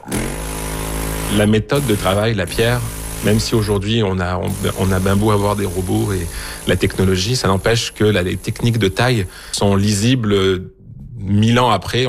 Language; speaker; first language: French; native; French